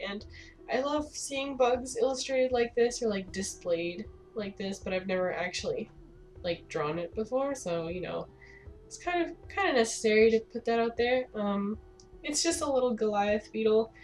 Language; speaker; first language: English; native; English